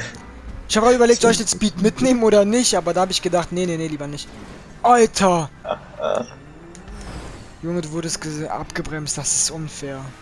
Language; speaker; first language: German; native; German